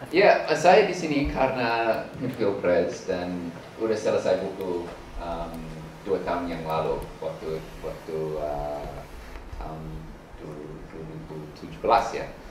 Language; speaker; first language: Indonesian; non-native, learner; English